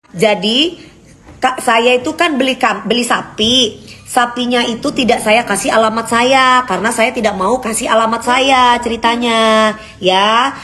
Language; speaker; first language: Indonesian; native; Indonesian